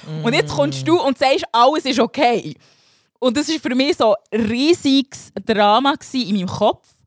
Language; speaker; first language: German; early bilingual, other home language; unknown